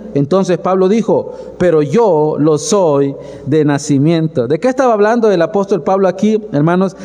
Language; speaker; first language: Spanish; native; Spanish